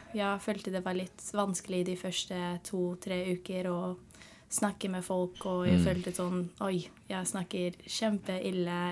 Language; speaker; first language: Norwegian; early bilingual, heritage; Norwegian